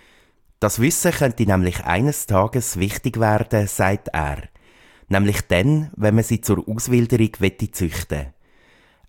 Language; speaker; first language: German; native; German